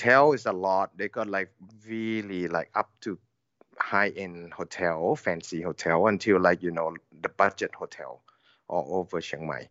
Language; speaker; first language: English; non-native, learner; Thai